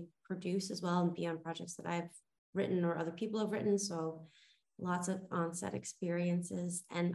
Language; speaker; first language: English; native; English